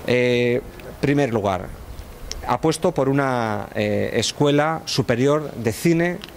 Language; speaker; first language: Spanish; native; Spanish